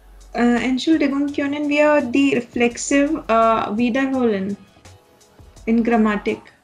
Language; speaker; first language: German; non-native, learner; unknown